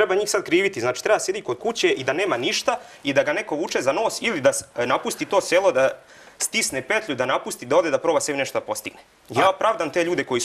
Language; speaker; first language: Croatian; native; Croatian